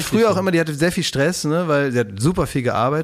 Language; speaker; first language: German; native; German